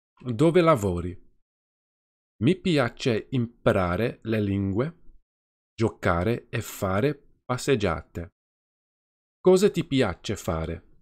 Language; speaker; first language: Italian; non-native, learner; Afrikaans